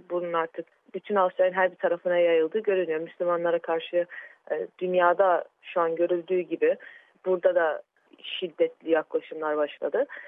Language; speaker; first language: Turkish; early bilingual, heritage; Turkish